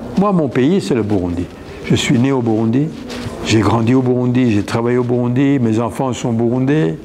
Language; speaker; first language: French; non-native, local second language; Rundi